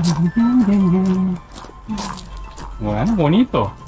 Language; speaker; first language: Spanish; non-native, learner; Japanese